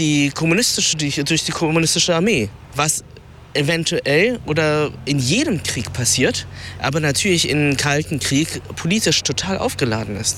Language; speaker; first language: German; early bilingual, other home language; Vietnamese